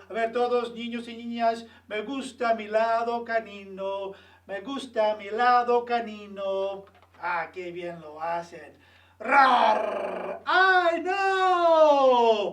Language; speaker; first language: Spanish; early bilingual, other home language; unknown